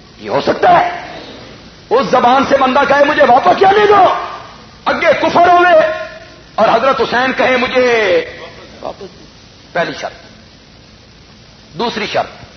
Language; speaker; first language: Urdu; non-native, local second language; Punjabi